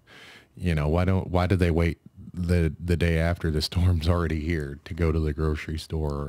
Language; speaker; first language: English; native; English